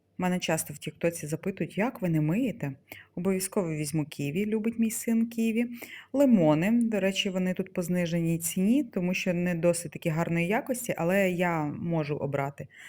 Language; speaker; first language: Ukrainian; non-native, local second language; Russian